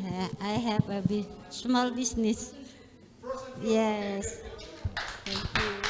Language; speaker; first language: English; non-native, learner; Balinese